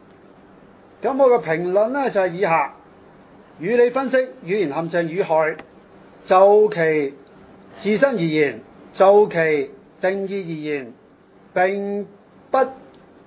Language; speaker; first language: Chinese; non-native, local second language; Cantonese